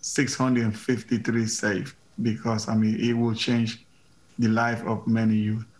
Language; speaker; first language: English; non-native, fluent; Spanish